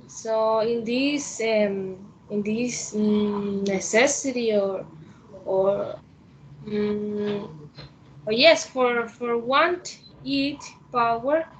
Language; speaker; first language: English; non-native, learner; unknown